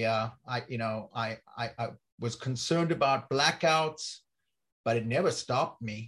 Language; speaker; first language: English; native; English